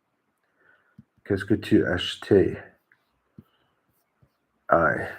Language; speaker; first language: French; non-native, learner; English